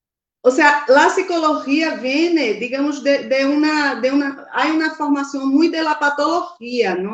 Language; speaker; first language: Spanish; non-native, fluent; Portuguese